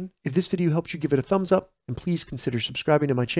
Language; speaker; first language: English; native; English